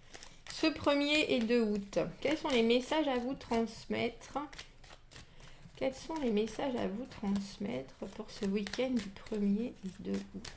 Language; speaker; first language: French; native; French